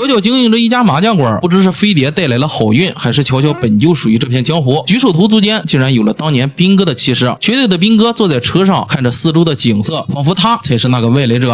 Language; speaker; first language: Chinese; native; Chinese